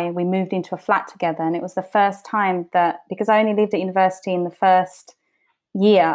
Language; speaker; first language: English; early bilingual, other home language; Bosnian